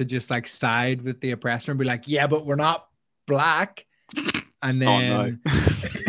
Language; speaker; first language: English; native; English